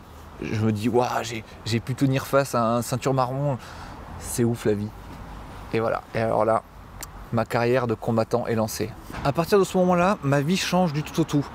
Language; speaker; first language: French; native; French